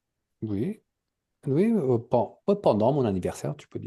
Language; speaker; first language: French; non-native, fluent; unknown